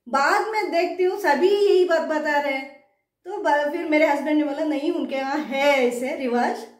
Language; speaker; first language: Hindi; non-native, local second language; Kannada